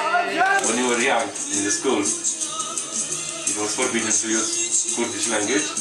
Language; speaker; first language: English; non-native, fluent; Polish